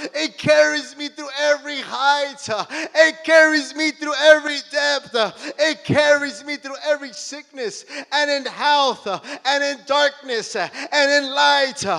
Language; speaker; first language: English; early bilingual, other home language; Spanish